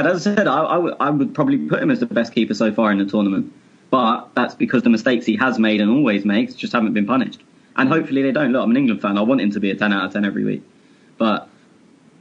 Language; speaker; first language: English; native; English